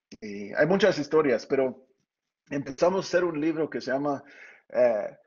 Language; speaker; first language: Spanish; early bilingual, heritage; Spanish